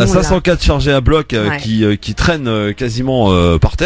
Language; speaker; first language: French; native; French